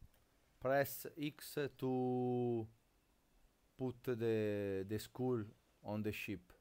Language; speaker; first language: English; non-native, learner; Italian